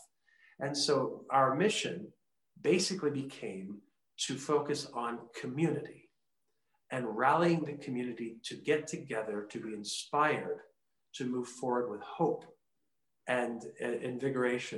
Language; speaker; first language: English; native; English